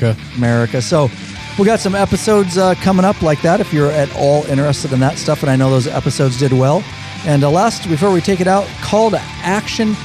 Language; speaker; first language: English; native; English